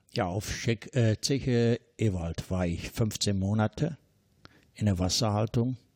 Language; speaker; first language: German; non-native, fluent; Turkish